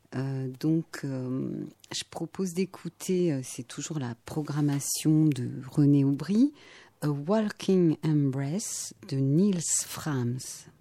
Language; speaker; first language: French; native; French